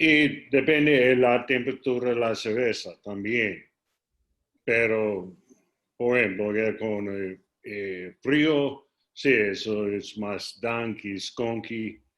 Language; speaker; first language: Spanish; non-native, learner; English